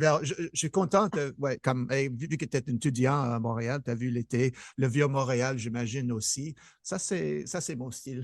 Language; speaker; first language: French; non-native, fluent; English